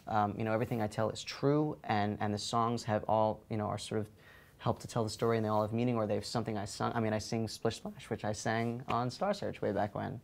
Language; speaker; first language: English; native; English